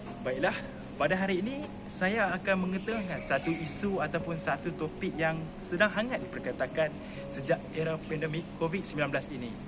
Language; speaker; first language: Malay; native; Malay